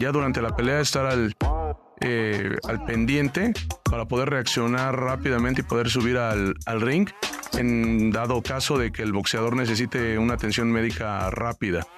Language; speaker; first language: Spanish; native; Spanish